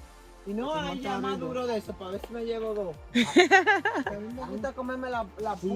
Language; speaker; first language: Spanish; native; Spanish